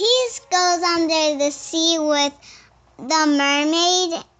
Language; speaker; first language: English; native; English